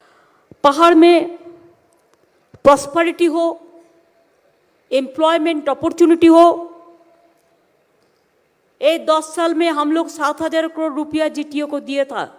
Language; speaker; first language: Hindi; non-native, local second language; Bangla